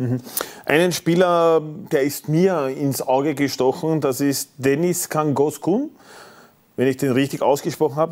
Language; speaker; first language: German; native; German